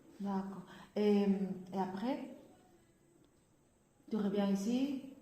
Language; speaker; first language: French; non-native, fluent; Spanish